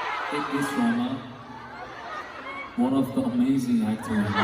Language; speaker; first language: English; non-native, learner; Korean